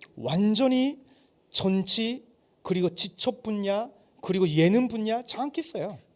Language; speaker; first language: Korean; non-native, fluent; Japanese